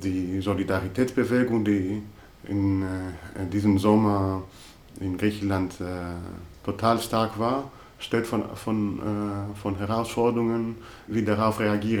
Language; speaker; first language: German; non-native, fluent; Greek